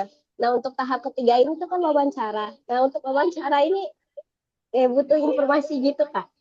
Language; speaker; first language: Indonesian; native; Indonesian